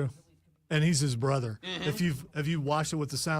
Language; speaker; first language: English; native; English